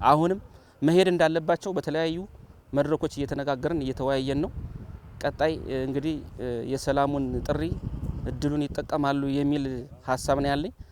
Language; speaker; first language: Amharic; native; Amharic